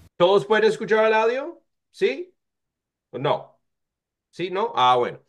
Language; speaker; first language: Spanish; non-native, fluent; English